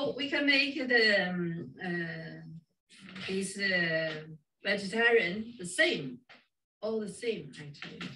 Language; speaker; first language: English; non-native, fluent; Chinese